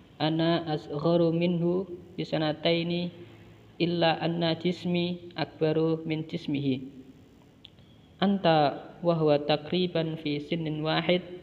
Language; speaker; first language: Arabic; non-native, learner; Indonesian